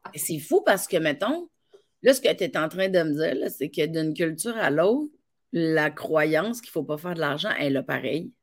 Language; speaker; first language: French; native; French